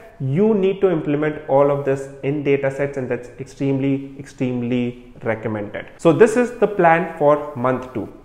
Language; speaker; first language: English; non-native, local second language; Hindi